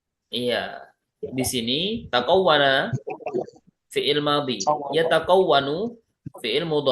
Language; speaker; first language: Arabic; non-native, fluent; Indonesian